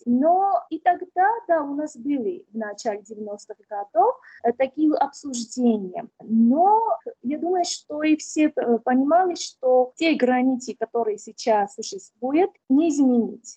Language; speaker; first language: Russian; non-native, fluent; Armenian